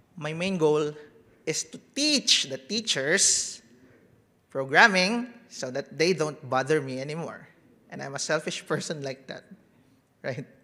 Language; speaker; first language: English; non-native, local second language; Filipino